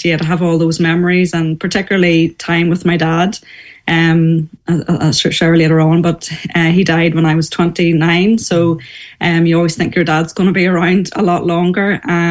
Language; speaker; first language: English; native; English